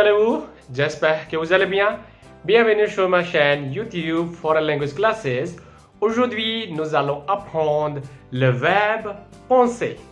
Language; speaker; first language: French; non-native, fluent; Hindi